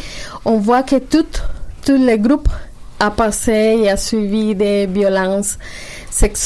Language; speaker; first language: French; non-native, learner; Spanish